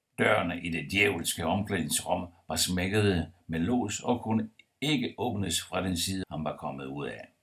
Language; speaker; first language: Danish; non-native, fluent; Italian